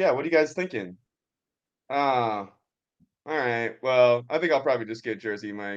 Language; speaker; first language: English; native; English